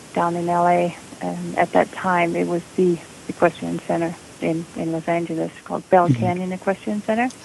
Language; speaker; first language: English; non-native, fluent; Danish